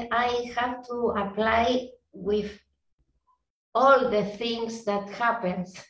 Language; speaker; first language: English; non-native, learner; Spanish